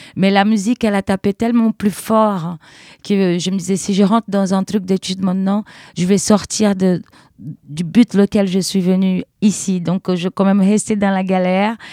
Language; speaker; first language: French; non-native, fluent; Portuguese